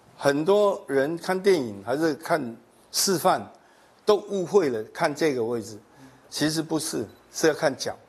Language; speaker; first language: Chinese; non-native, local second language; Cantonese